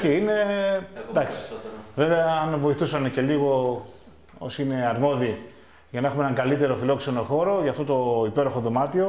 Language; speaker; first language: Greek; native; Greek